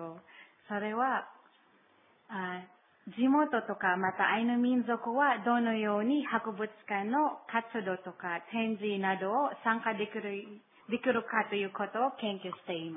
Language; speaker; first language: Japanese; non-native, learner; Filipino